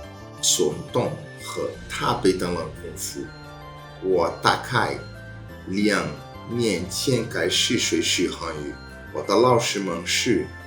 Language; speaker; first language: Chinese; non-native, learner; Portuguese